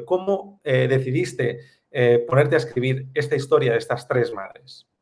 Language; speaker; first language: Spanish; native; Spanish